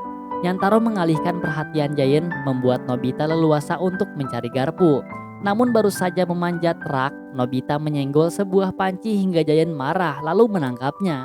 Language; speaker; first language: Indonesian; native; Indonesian